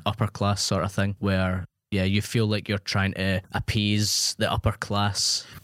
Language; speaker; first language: English; native; English